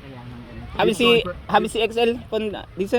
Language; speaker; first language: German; non-native, learner; Filipino